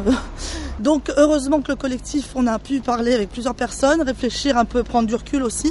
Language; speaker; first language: French; native; French